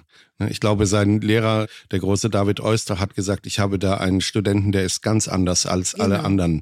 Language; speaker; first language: German; native; German